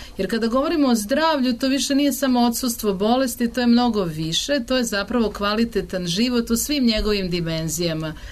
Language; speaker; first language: Serbian; native; Serbian